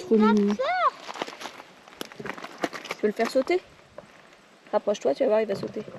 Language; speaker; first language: French; native; French